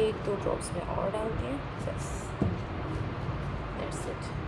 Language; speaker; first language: Hindi; native; Hindi